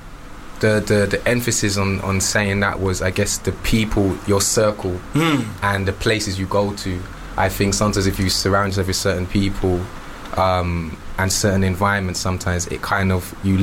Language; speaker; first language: English; native; English